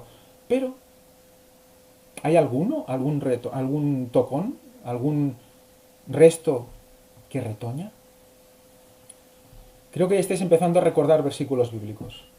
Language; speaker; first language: Spanish; native; Spanish